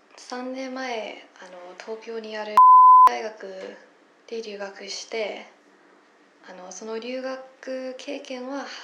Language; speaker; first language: Japanese; non-native, fluent; English